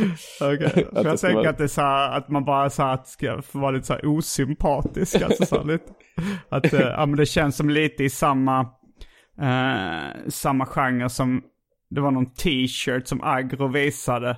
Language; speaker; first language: Swedish; native; Swedish